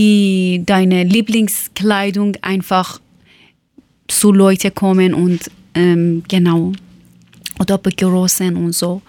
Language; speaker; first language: German; non-native, learner; Persian